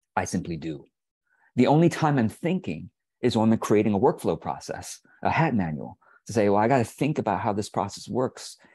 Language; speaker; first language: English; early bilingual, other home language; Chinese